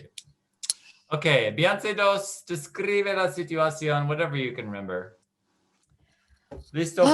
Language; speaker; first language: Spanish; non-native, learner; English